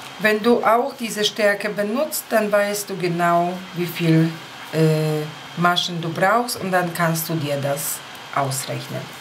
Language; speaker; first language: German; non-native, fluent; Polish